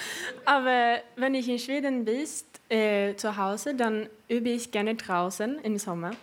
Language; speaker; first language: German; non-native, learner; Swedish